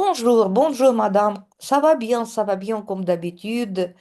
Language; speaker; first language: French; non-native, fluent; Russian